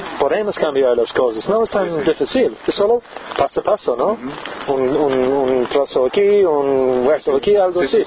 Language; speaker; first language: Spanish; non-native, learner; English